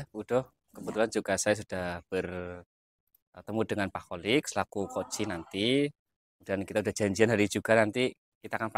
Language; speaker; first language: Indonesian; native; Indonesian